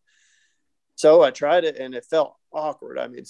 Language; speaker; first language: English; native; English